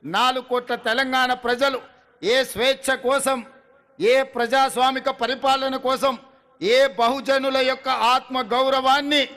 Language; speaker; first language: Telugu; native; Telugu